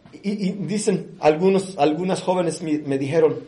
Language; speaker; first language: Spanish; early bilingual, other home language; English